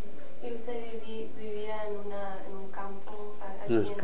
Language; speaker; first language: Spanish; early bilingual, heritage; Spanish